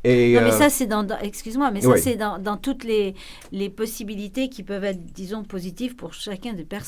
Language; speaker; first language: French; native; French